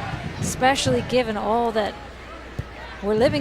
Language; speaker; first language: English; native; English